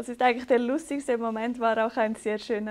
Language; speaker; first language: German; native; German